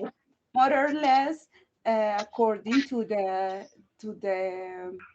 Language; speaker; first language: English; non-native, learner; Spanish